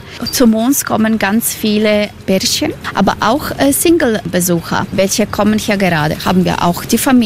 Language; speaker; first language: German; non-native, learner; Croatian